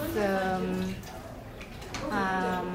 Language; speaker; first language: French; non-native, learner; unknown